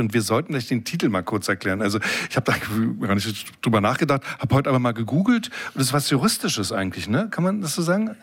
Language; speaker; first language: German; native; German